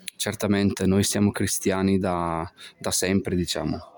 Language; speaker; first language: Italian; non-native, fluent; Albanian